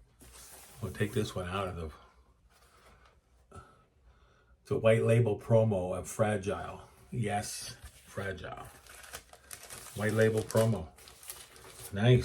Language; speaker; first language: English; native; English